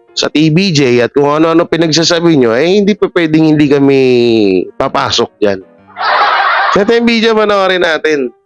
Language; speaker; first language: Filipino; native; Filipino